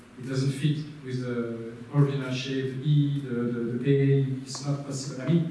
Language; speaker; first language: English; non-native, learner; French